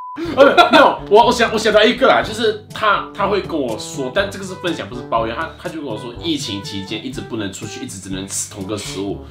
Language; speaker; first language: Chinese; native; Chinese